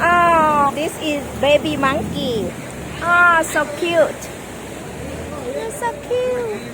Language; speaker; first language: English; non-native, learner; Thai